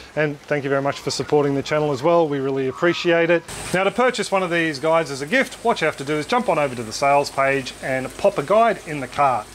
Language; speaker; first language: English; native; English